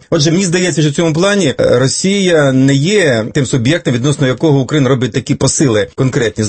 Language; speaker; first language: Ukrainian; native; Ukrainian